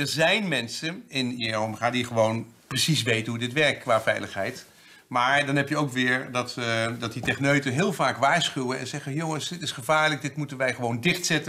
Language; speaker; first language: Dutch; native; Dutch